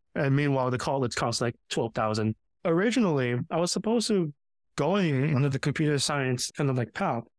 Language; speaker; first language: English; early bilingual, other home language; Filipino